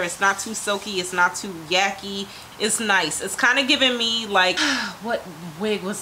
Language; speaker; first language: English; native; English